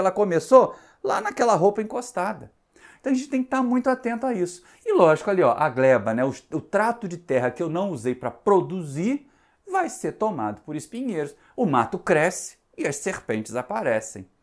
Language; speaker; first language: Portuguese; native; Portuguese